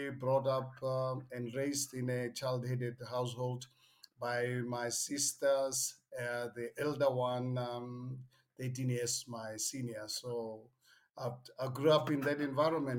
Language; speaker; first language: English; non-native, local second language; Northern Sotho